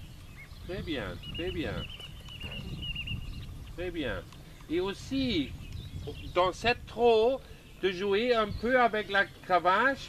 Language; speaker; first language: French; non-native, learner; German